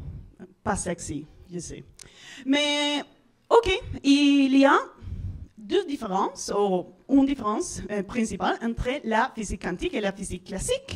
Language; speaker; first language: French; non-native, learner; Spanish